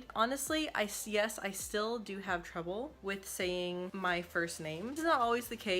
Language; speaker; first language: English; native; English